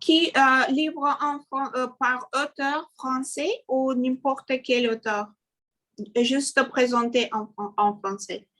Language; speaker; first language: French; non-native, learner; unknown